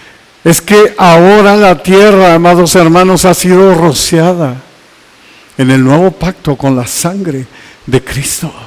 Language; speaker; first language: Spanish; native; Spanish